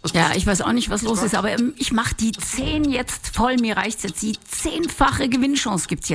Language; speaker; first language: German; native; German